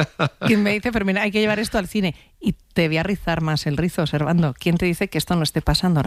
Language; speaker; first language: Spanish; native; Spanish